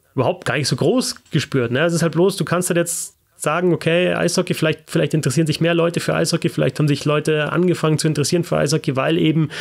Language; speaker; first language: German; native; German